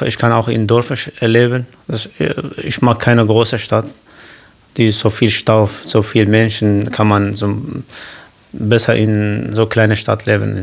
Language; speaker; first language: German; non-native, learner; Arabic